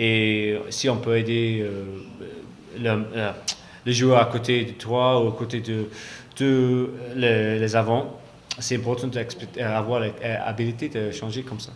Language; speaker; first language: French; non-native, fluent; English